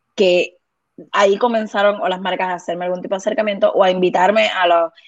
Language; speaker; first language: Spanish; native; Spanish